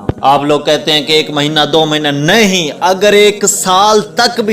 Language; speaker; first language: Urdu; native; Urdu